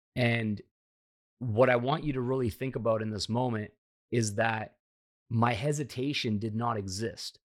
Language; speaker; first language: English; early bilingual, heritage; Hungarian